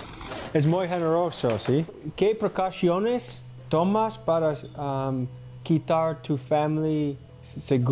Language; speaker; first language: Spanish; non-native, learner; English